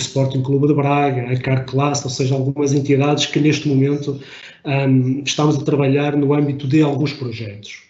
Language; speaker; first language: Portuguese; native; Portuguese